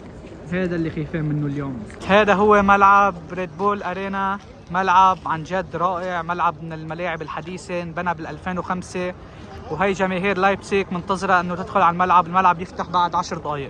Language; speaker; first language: Arabic; native; Arabic